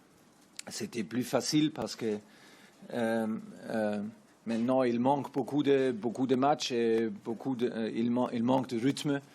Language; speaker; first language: French; non-native, learner; German